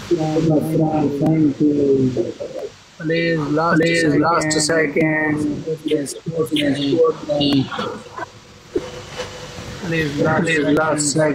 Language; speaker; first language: English; non-native, learner; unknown